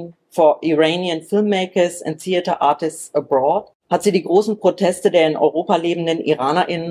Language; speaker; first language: German; native; German